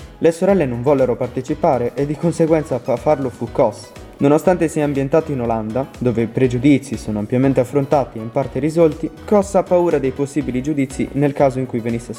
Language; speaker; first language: Italian; native; Italian